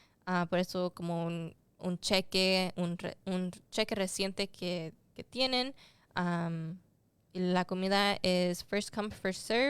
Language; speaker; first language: Spanish; early bilingual, heritage; Spanish